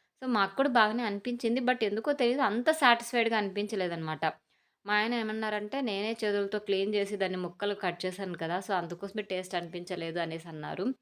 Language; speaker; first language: Telugu; native; Telugu